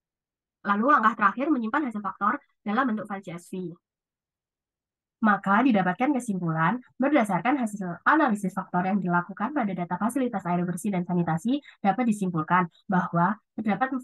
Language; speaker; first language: Indonesian; native; Indonesian